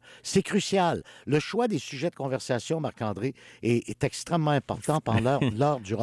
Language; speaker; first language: French; native; French